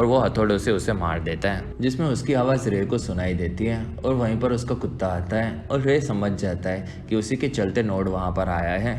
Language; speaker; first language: Hindi; native; Hindi